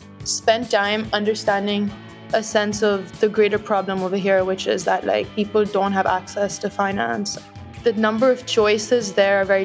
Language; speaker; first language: English; non-native, local second language; Urdu